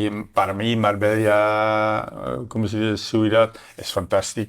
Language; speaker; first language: Spanish; non-native, learner; Dutch